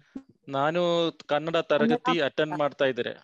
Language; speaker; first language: Kannada; non-native, learner; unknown